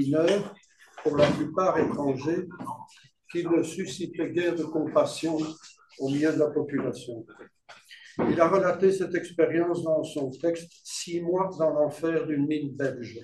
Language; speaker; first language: French; native; French